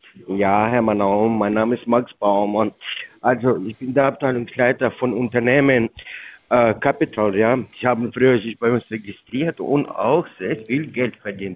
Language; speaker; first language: German; non-native, fluent; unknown